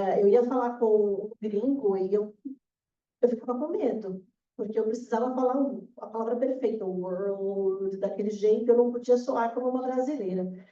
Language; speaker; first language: Portuguese; native; Portuguese